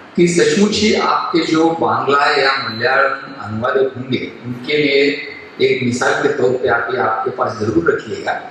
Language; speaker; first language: Hindi; non-native, local second language; Marathi